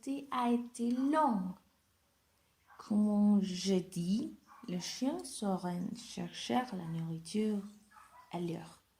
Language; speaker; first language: French; non-native, learner; Spanish